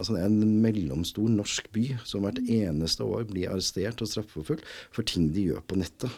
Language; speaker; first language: Norwegian; native; Norwegian